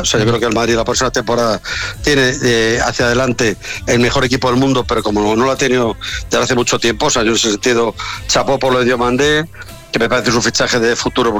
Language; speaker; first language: Spanish; native; Spanish